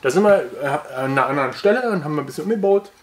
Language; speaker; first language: German; native; German